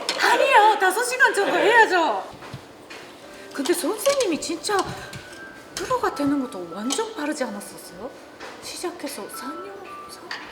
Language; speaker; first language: Korean; non-native, learner; Japanese